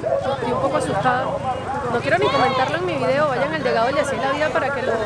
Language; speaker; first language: Spanish; native; Spanish